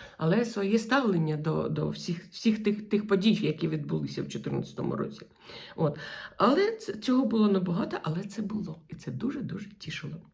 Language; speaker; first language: Ukrainian; non-native, local second language; Russian